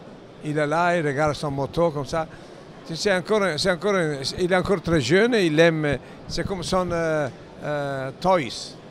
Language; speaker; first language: French; non-native, learner; Italian